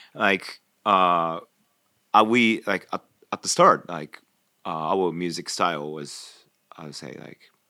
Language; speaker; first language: English; non-native, fluent; Japanese